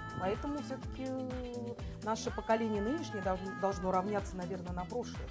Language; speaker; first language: Russian; native; Russian